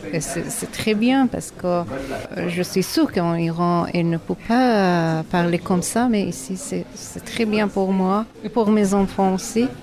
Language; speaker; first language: French; non-native, learner; Persian